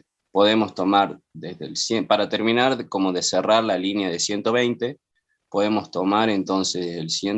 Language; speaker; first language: Spanish; native; Spanish